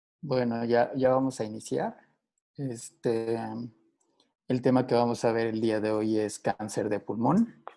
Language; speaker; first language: Spanish; native; Spanish